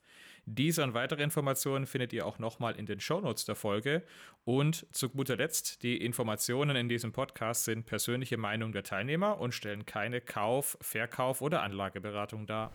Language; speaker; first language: German; native; German